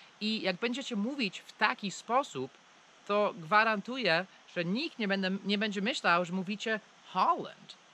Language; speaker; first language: Polish; non-native, fluent; English